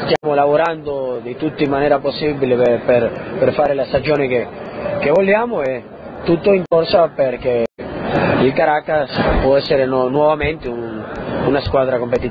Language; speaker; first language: Italian; early bilingual, heritage; Spanish